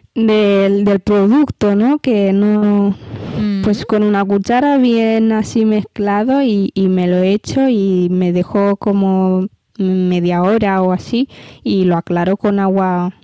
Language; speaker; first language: Spanish; early bilingual, other home language; Amharic